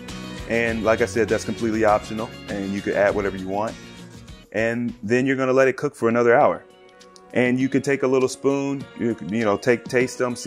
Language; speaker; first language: English; native; English